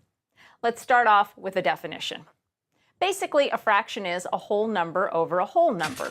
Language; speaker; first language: English; native; English